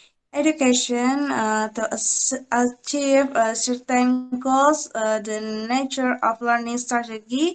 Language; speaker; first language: English; non-native, learner; Indonesian